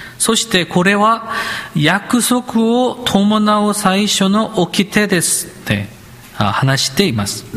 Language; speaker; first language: Japanese; non-native, fluent; Korean